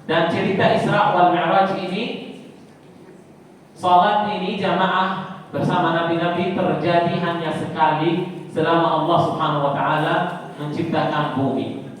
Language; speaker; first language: Indonesian; non-native, fluent; Arabic